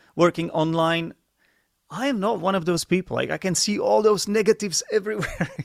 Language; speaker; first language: English; non-native, fluent; Czech